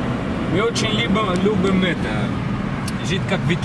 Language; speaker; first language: Russian; non-native, fluent; Arabic